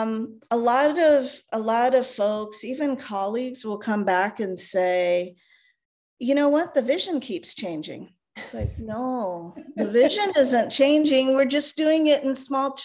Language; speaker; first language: English; non-native, local second language; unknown